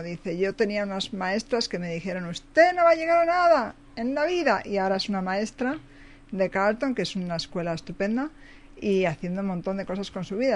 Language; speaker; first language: Spanish; native; Spanish